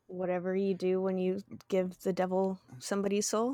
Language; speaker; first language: English; early bilingual, other home language; Spanish